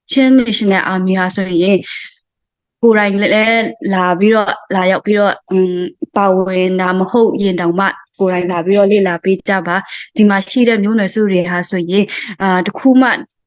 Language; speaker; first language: Burmese; non-native, local second language; Hakha Chin